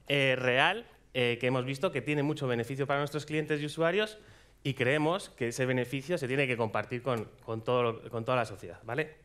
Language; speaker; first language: Spanish; native; Spanish